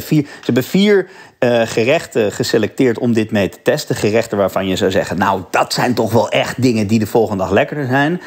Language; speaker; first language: Dutch; native; Dutch